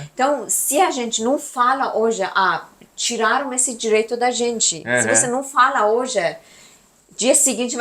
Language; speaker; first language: Portuguese; non-native, learner; Persian